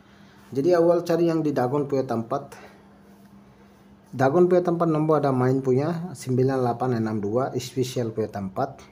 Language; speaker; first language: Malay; non-native, learner; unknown